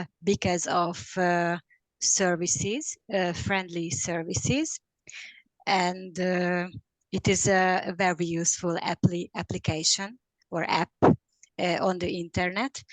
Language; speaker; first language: English; non-native, learner; Hungarian